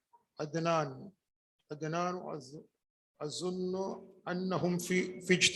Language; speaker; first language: Arabic; non-native, learner; Urdu